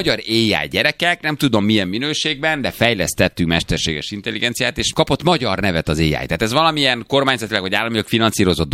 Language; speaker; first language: Hungarian; native; Hungarian